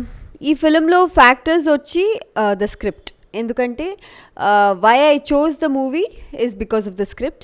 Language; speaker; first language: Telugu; non-native, local second language; Kannada